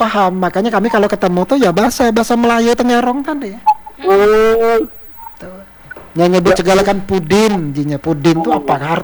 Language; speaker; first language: Indonesian; non-native, local second language; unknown